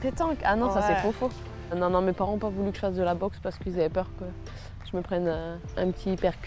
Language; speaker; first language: French; native; French